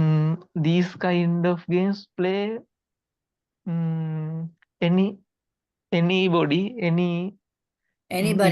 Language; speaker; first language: English; non-native, learner; Sinhala